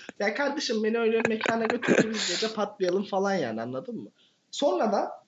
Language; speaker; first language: Turkish; native; Turkish